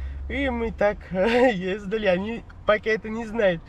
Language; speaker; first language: Russian; non-native, learner; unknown